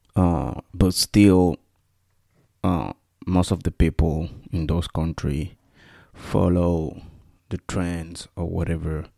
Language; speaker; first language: English; non-native, fluent; Spanish